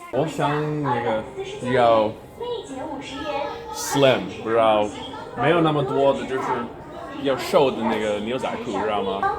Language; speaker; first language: Chinese; non-native, fluent; English